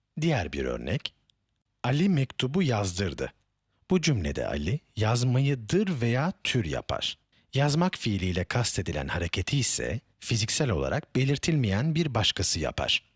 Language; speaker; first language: Turkish; native; Turkish